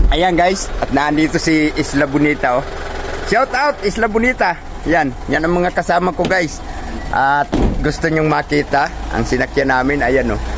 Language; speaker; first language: Filipino; non-native, local second language; Cebuano